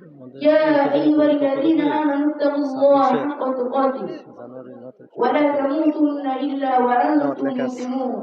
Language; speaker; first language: Arabic; non-native, learner; Bangla